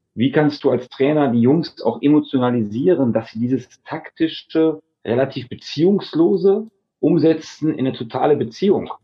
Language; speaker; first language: German; early bilingual, other home language; Dutch